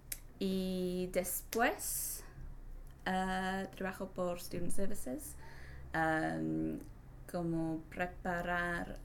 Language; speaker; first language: Spanish; non-native, learner; English